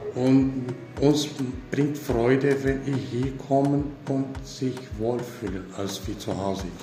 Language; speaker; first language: German; non-native, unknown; Kurdish